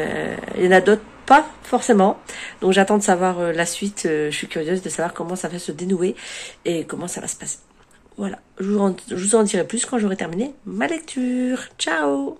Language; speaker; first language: French; native; French